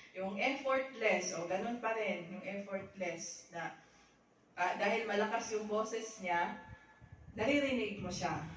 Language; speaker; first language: Filipino; native; Filipino